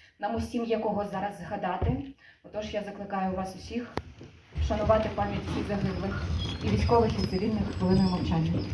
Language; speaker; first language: Ukrainian; native; Ukrainian